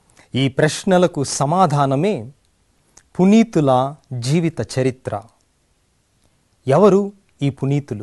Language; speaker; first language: Telugu; native; Telugu